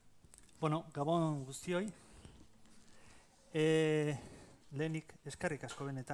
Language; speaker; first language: Basque; native; Basque